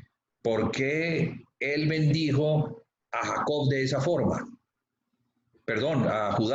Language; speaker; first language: Spanish; native; Spanish